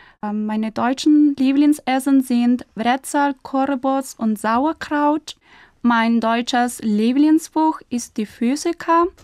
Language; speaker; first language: German; non-native, fluent; Spanish